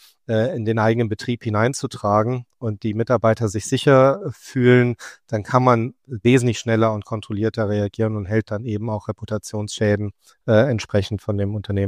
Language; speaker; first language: German; native; German